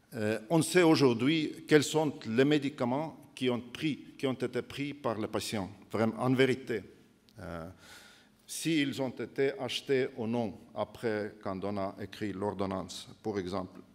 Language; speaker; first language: French; non-native, fluent; Estonian